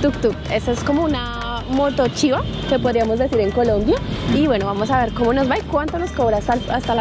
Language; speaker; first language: Spanish; native; Spanish